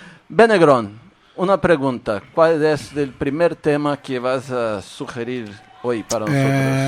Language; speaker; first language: Spanish; non-native, fluent; Portuguese